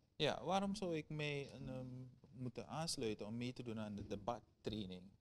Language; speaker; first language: Dutch; native; Dutch